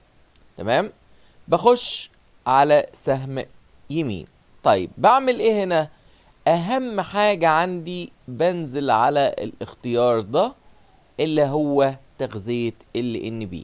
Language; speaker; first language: Arabic; native; Arabic